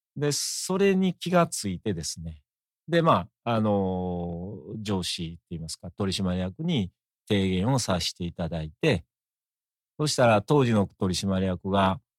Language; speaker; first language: Japanese; native; Japanese